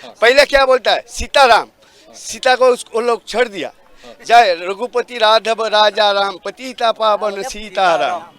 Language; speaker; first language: Hindi; non-native, local second language; Bangla